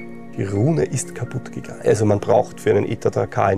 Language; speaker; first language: German; native; German